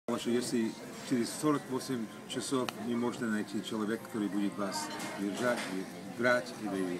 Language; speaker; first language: Russian; early bilingual, heritage; Russian